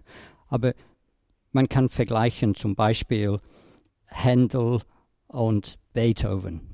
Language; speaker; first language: German; non-native, fluent; English